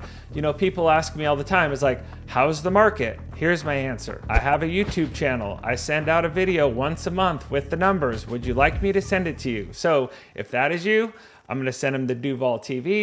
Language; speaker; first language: English; native; English